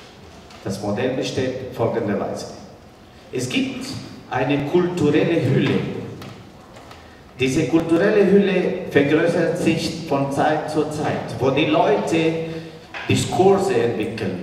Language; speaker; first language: German; non-native, fluent; Spanish